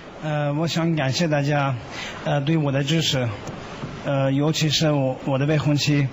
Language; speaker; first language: Chinese; non-native, fluent; Persian